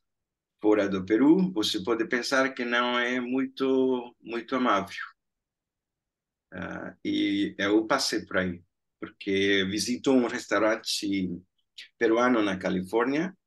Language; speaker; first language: Portuguese; non-native, fluent; Spanish